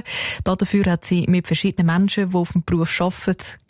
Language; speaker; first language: German; native; German